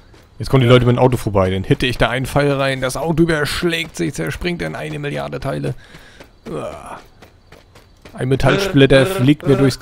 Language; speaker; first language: German; native; German